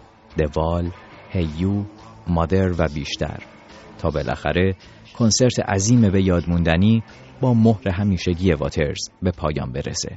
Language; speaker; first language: Persian; native; Persian